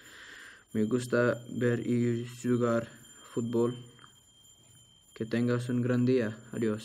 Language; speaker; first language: Spanish; non-native, learner; Nepali